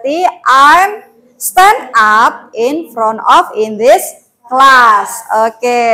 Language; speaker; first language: English; non-native, learner; Indonesian